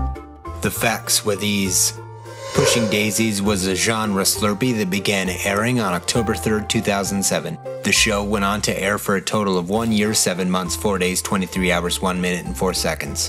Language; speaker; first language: English; native; English